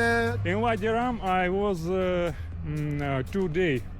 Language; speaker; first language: English; non-native, learner; Russian